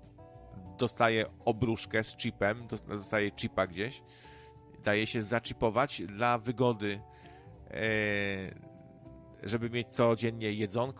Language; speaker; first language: Polish; native; Polish